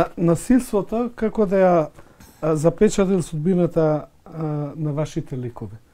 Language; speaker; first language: Macedonian; non-native, local second language; Albanian